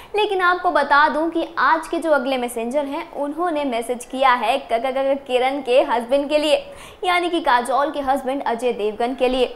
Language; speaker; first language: Hindi; native; Hindi